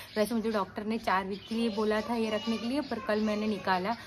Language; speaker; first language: Hindi; non-native, local second language; Gujarati